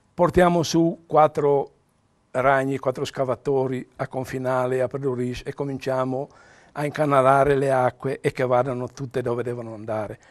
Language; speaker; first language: Italian; native; Italian